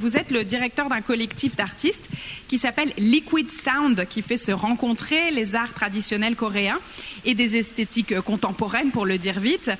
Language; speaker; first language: French; native; French